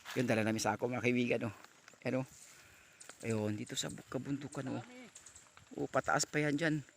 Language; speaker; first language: Filipino; native; Filipino